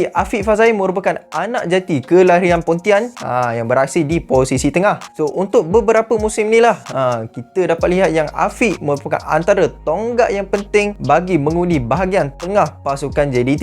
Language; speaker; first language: Malay; native; Malay